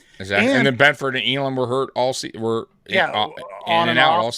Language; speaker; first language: English; native; English